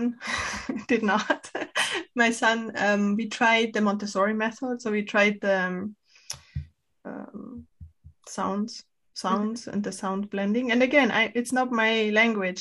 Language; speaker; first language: English; non-native, fluent; German